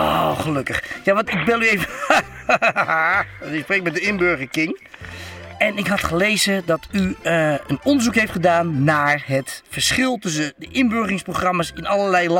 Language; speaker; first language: Dutch; native; Dutch